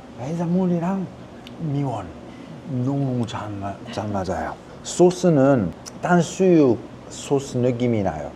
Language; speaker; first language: Korean; non-native, fluent; Italian